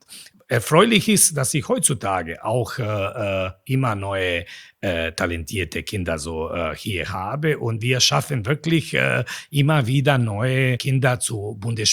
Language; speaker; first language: German; non-native, fluent; Bosnian